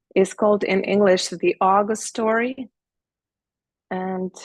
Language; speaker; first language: English; non-native, fluent; Ukrainian